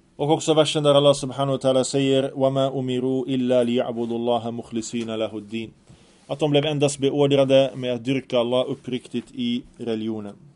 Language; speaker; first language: Swedish; early bilingual, other home language; Arabic